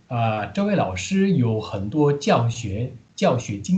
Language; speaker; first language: Chinese; non-native, fluent; Indonesian